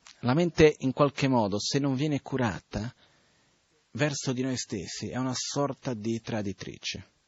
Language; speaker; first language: Italian; non-native, fluent; Portuguese